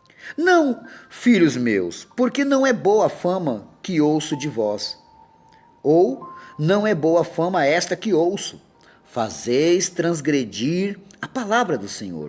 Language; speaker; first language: Portuguese; native; Portuguese